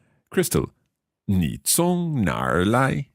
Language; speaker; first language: Chinese; non-native, learner; English